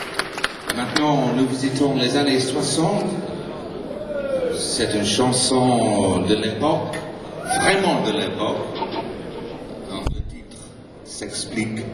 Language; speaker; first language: French; non-native, learner; English